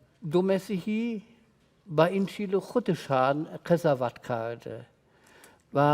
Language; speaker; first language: Persian; non-native, learner; German